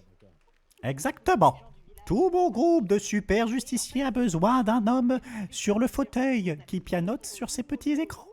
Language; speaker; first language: French; native; French